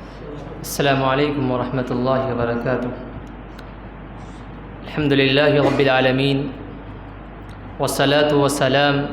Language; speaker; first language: Arabic; non-native, fluent; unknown